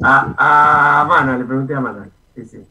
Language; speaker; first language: Spanish; native; Spanish